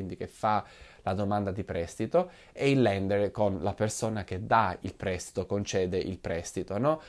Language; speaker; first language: Italian; native; Italian